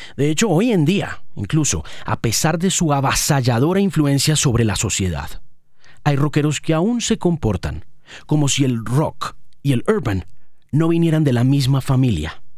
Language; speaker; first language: Spanish; native; Spanish